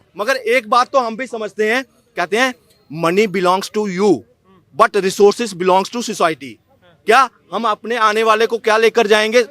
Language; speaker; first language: Hindi; native; Hindi